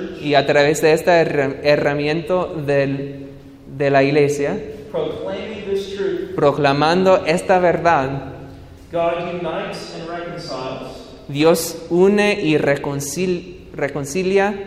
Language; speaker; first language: Spanish; non-native, learner; English